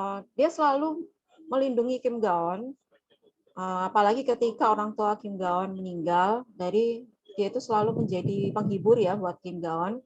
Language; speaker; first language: Indonesian; native; Indonesian